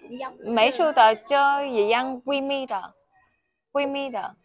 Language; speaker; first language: Chinese; non-native, fluent; Vietnamese